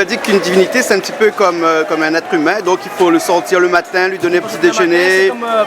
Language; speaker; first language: French; native; French